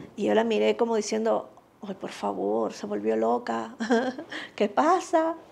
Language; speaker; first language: Spanish; native; Spanish